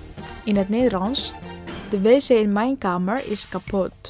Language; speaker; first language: Dutch; non-native, learner; Indonesian